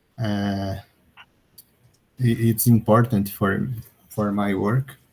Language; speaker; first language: English; non-native, learner; Portuguese